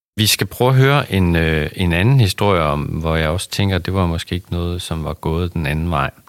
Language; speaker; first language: Danish; native; Danish